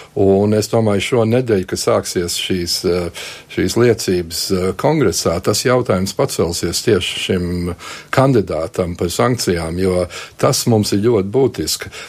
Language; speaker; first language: Latvian; native; Latvian